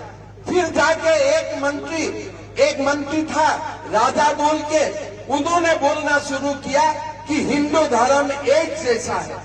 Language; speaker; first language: Hindi; non-native, local second language; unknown